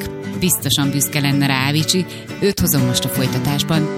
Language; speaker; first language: Hungarian; native; Hungarian